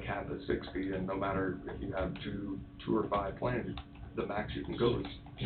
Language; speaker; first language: English; native; English